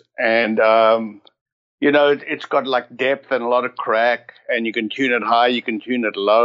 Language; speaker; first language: English; native; English